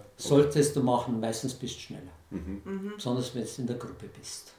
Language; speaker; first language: German; native; German